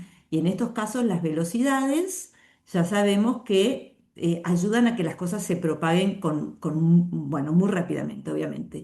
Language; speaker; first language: Spanish; native; Spanish